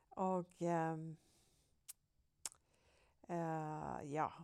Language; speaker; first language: Norwegian; non-native, fluent; English